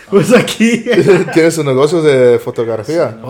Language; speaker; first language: Spanish; early bilingual, heritage; Spanish